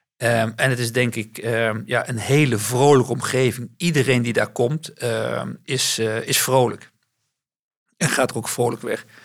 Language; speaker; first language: Dutch; native; Dutch